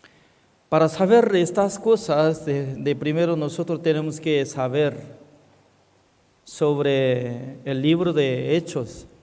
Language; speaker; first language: Spanish; non-native, fluent; Korean